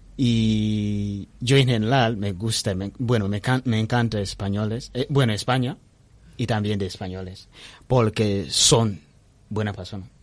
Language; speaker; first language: Spanish; non-native, learner; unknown